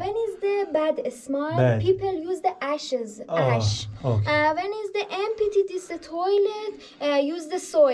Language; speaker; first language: English; non-native, learner; Persian